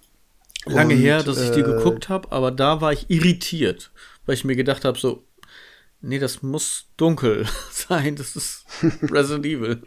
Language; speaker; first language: German; native; German